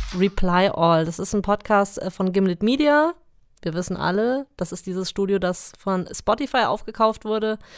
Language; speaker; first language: German; native; German